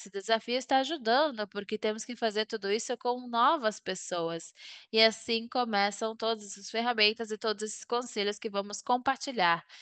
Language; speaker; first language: Portuguese; non-native, learner; Spanish